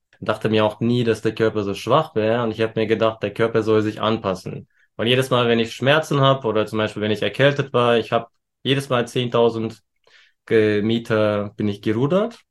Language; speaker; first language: German; early bilingual, other home language; Turkish